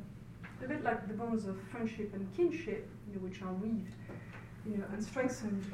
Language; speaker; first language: English; non-native, fluent; French